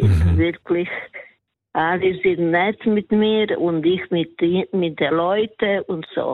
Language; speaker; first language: German; non-native, fluent; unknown